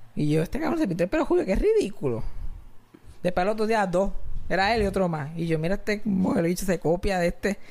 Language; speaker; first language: Spanish; native; Spanish